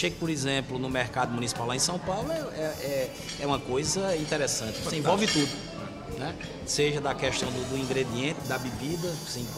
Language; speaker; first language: Portuguese; native; Portuguese